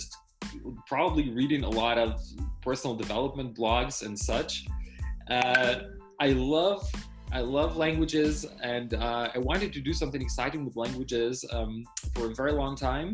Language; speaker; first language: English; non-native, fluent; Russian